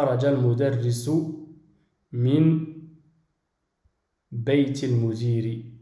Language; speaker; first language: Arabic; non-native, fluent; French